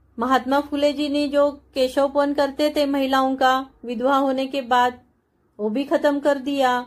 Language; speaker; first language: Hindi; non-native, local second language; Marathi